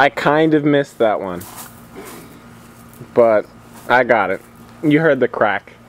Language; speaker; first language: English; native; English